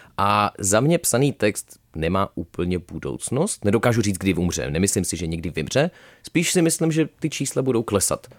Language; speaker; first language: Czech; early bilingual, other home language; Russian